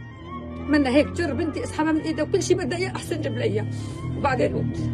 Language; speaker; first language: Arabic; native; Arabic